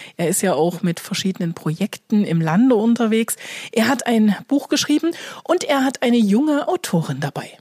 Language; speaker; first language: German; native; German